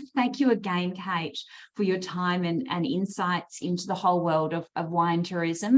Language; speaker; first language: English; native; English